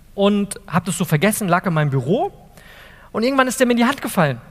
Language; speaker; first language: German; native; German